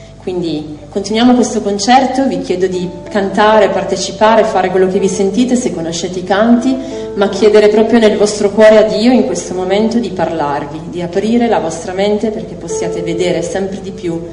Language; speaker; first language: Italian; native; Italian